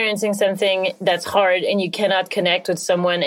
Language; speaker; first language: English; non-native, fluent; French